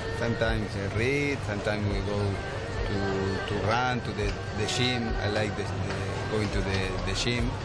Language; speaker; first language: English; non-native, learner; Spanish